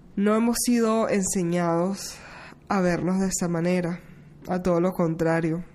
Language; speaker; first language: Spanish; early bilingual, heritage; Spanish